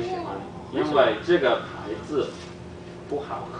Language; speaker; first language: Chinese; non-native, learner; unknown